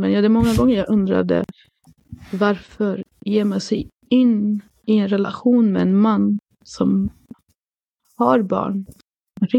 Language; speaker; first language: Swedish; early bilingual, other home language; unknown